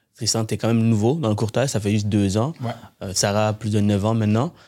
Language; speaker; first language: French; early bilingual, other home language; Tamil